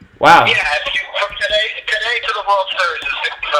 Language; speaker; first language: English; native; English